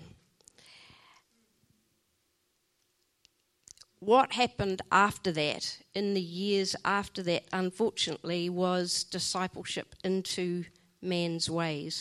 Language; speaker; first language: English; native; English